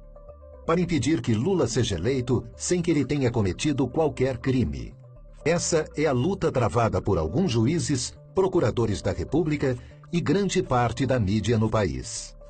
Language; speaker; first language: Portuguese; native; Portuguese